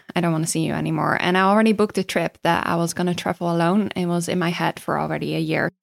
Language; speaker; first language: English; non-native, fluent; Dutch